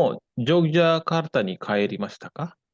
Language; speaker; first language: Japanese; non-native, fluent; Indonesian